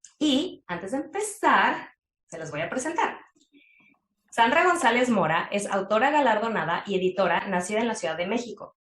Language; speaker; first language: Spanish; native; Spanish